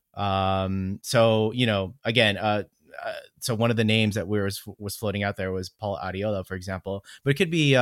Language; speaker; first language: English; native; English